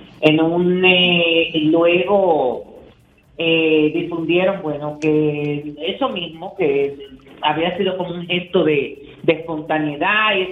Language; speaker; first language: Spanish; native; Spanish